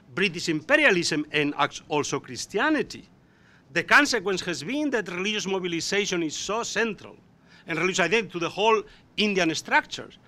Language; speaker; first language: English; non-native, fluent; Spanish